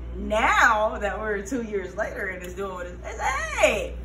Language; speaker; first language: English; native; English